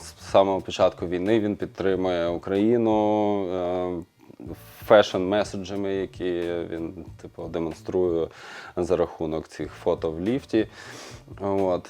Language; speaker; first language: Ukrainian; native; Ukrainian